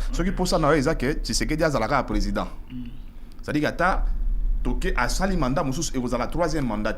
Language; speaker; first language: French; non-native, local second language; Lingala